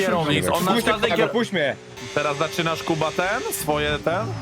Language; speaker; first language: Polish; native; Polish